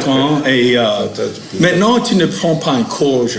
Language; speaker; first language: French; non-native, fluent; English